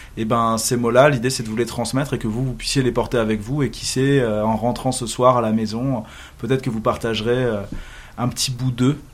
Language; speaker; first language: French; native; French